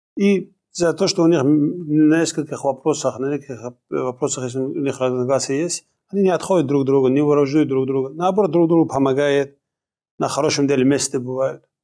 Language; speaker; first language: Russian; non-native, local second language; Kumyk